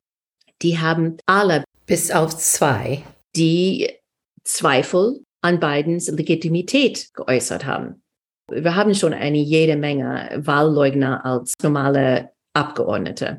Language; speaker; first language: German; non-native, fluent; English